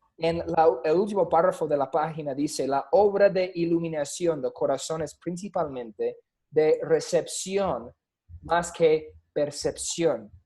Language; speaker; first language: Spanish; non-native, fluent; English